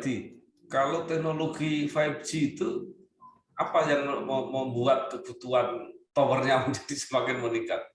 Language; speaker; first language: Indonesian; native; Indonesian